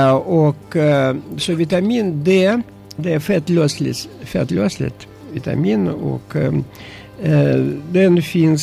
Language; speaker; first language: Swedish; non-native, learner; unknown